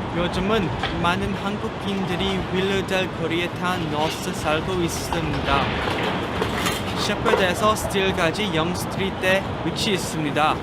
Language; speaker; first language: Korean; early bilingual, other home language; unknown